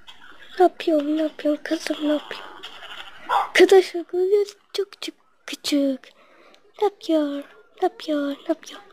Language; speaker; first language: Turkish; non-native, learner; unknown